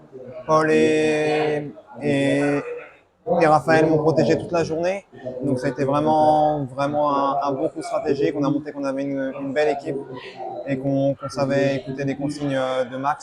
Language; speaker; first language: French; native; French